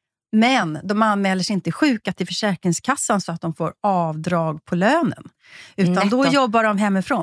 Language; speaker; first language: Swedish; native; Swedish